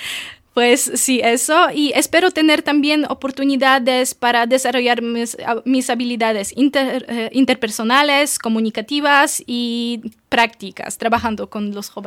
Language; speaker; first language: Spanish; non-native, fluent; Polish